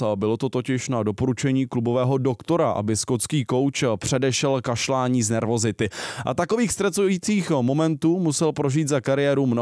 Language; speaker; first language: Czech; native; Czech